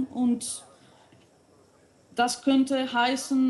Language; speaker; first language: German; non-native, fluent; Greek